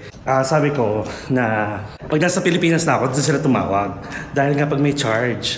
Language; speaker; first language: Filipino; native; Filipino